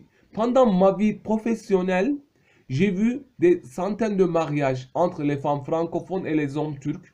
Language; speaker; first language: French; non-native, fluent; Turkish